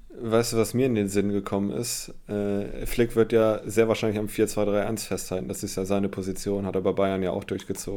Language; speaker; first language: German; native; German